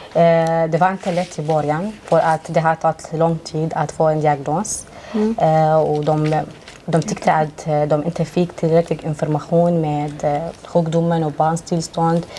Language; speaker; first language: Swedish; non-native, fluent; Arabic